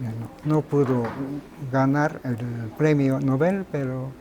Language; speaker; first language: Spanish; non-native, fluent; Japanese